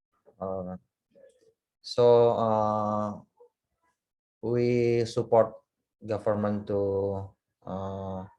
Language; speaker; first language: English; non-native, learner; Indonesian